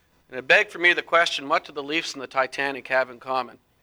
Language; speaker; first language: English; native; English